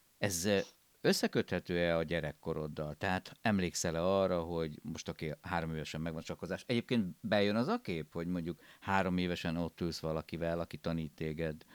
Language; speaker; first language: Hungarian; native; Hungarian